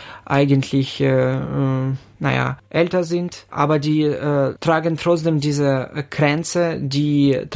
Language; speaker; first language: German; non-native, fluent; Ukrainian